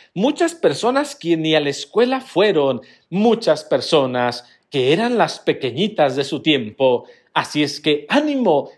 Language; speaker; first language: Spanish; native; Spanish